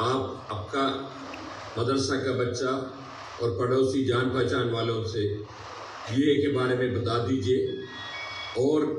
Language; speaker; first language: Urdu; non-native, local second language; Malayalam